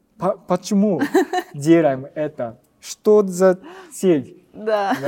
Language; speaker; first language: Russian; non-native, learner; Japanese